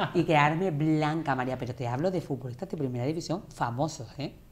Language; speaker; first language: Spanish; native; Spanish